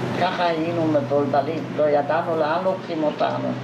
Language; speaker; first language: Hebrew; non-native, fluent; Hungarian